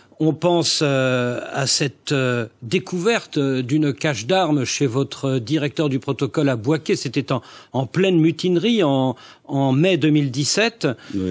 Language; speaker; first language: French; native; French